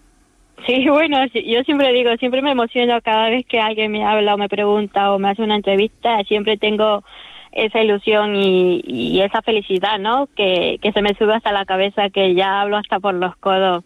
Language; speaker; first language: Spanish; native; Spanish